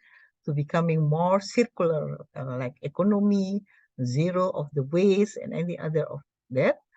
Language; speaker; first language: English; non-native, learner; Indonesian